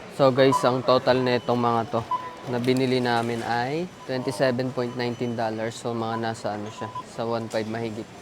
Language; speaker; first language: Filipino; native; Filipino